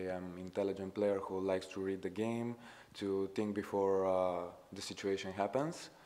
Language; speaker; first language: English; non-native, fluent; Bulgarian